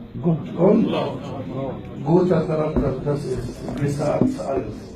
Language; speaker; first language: German; non-native, learner; Arabic